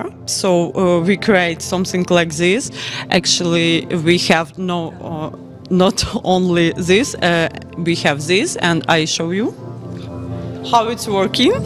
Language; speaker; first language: English; non-native, learner; Ukrainian